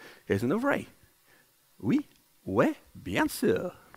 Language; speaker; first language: French; non-native, learner; English